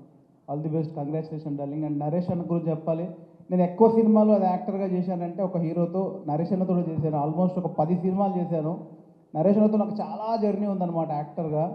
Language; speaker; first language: Telugu; native; Telugu